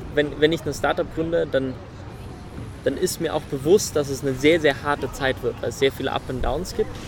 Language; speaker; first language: German; early bilingual, other home language; Swedish